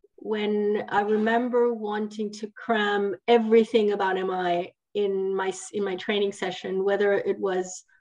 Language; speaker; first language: English; non-native, fluent; Italian